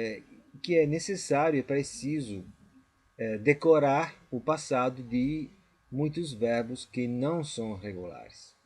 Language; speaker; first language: Portuguese; non-native, fluent; Italian